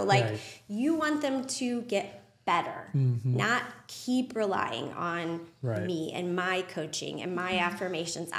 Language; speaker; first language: English; native; English